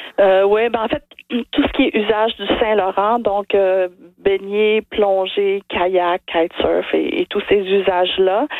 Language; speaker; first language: French; native; French